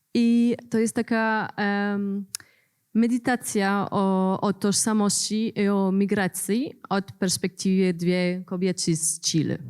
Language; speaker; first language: Polish; non-native, learner; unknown